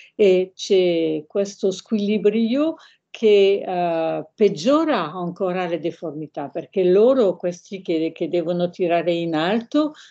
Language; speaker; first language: Italian; non-native, fluent; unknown